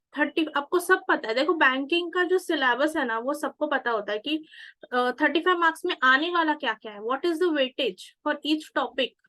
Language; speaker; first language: Hindi; non-native, local second language; Marathi